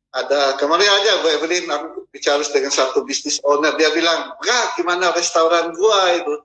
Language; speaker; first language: Indonesian; non-native, fluent; Filipino